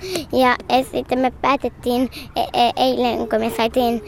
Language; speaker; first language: Finnish; early bilingual, heritage; Finnish